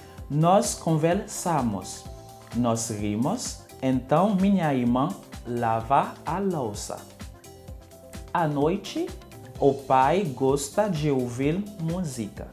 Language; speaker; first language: Portuguese; non-native, learner; Haitian Creole